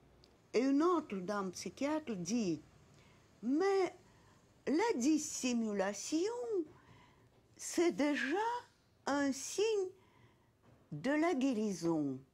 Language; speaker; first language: French; non-native, fluent; Russian